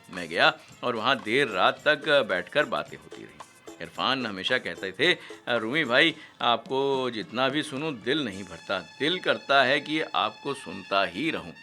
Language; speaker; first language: Hindi; native; Hindi